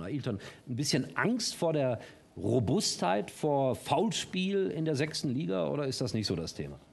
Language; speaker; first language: German; native; German